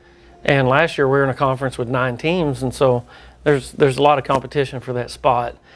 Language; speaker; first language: English; native; English